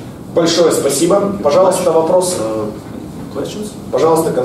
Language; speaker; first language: Russian; native; Russian